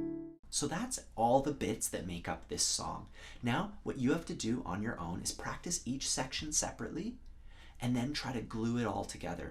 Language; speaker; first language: English; native; English